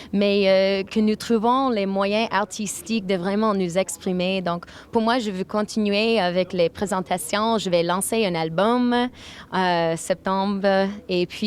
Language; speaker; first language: French; non-native, local second language; English